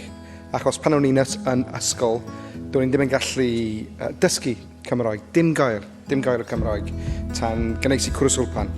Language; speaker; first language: Welsh; non-native, fluent; English